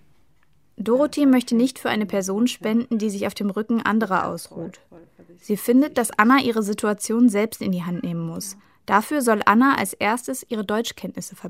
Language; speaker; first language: German; native; German